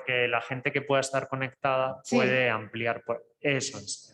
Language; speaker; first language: Spanish; native; Spanish